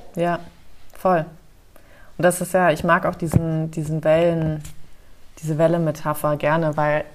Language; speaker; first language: German; early bilingual, heritage; German